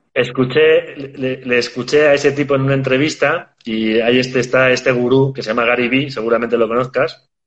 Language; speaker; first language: Spanish; native; Spanish